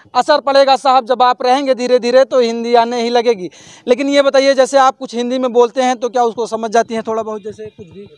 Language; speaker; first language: Hindi; native; Hindi